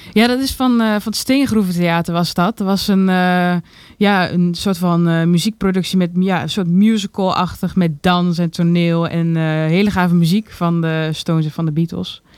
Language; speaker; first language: Dutch; native; Dutch